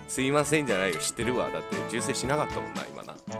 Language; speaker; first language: Japanese; native; Japanese